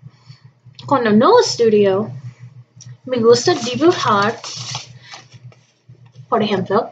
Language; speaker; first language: Spanish; non-native, learner; English